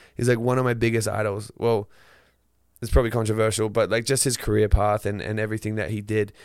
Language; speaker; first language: English; native; English